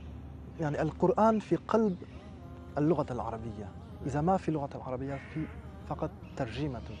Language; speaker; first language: Arabic; non-native, learner; French